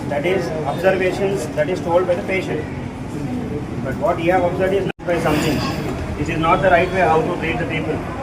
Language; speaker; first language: English; non-native, local second language; Telugu